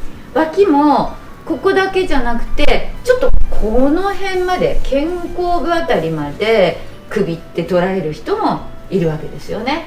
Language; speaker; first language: Japanese; native; Japanese